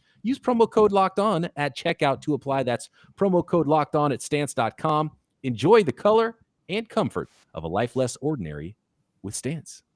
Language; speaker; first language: English; native; English